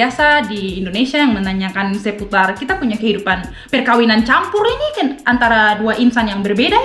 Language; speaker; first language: Indonesian; non-native, local second language; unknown